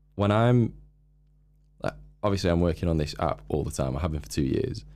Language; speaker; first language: English; native; English